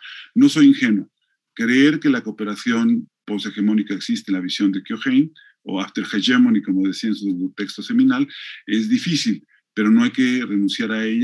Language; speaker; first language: Spanish; native; Spanish